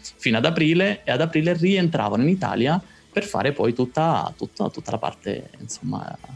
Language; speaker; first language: Italian; native; Italian